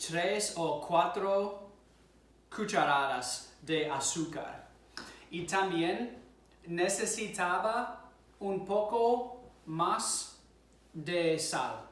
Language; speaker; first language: Spanish; non-native, fluent; English